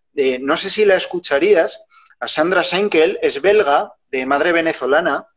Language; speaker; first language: Spanish; native; Spanish